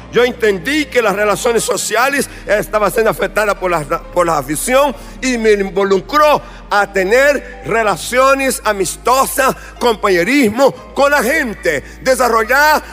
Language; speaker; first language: Spanish; non-native, fluent; Portuguese